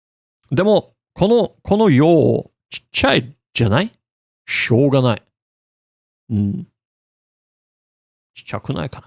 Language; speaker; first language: Japanese; non-native, learner; English